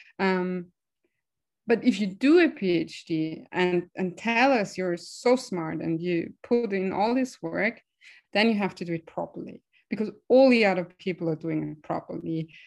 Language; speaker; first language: English; non-native, fluent; German